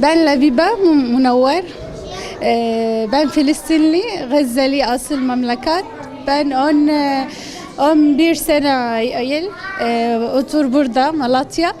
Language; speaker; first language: Turkish; non-native, learner; Arabic